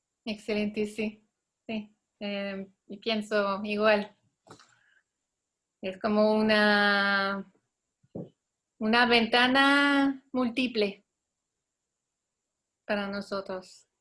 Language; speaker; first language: Spanish; non-native, fluent; French